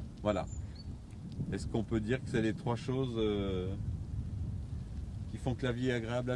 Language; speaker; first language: French; native; French